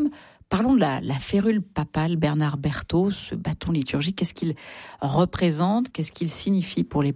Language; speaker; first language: French; native; French